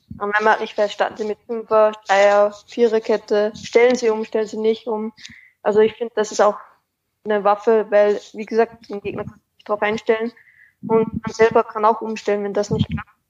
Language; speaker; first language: German; native; German